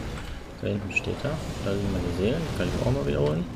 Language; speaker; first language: German; native; German